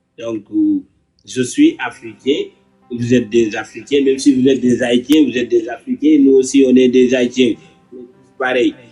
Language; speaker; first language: French; non-native, local second language; Wolof